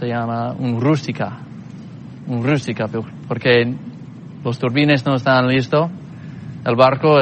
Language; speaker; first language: Spanish; non-native, fluent; English